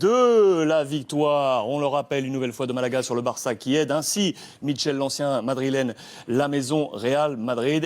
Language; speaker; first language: French; native; French